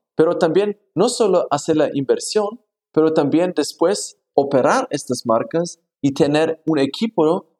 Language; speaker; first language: Spanish; non-native, fluent; German